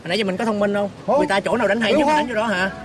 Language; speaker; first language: Vietnamese; native; Vietnamese